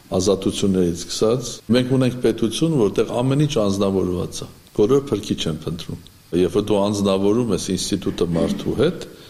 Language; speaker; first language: Armenian; native; Armenian